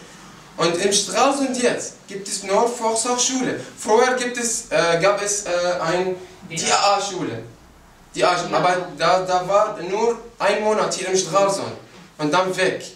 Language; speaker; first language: German; non-native, learner; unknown